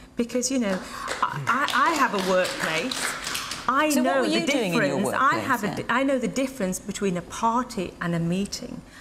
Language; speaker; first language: English; native; English